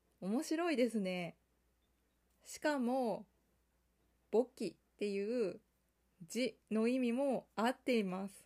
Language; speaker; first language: Japanese; non-native, fluent; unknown